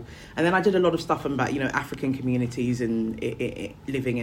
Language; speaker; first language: English; native; English